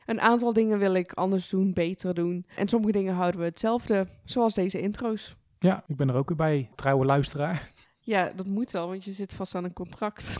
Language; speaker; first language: Dutch; early bilingual, other home language; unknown